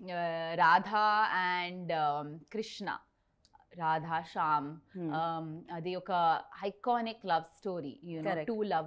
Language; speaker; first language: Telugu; non-native, learner; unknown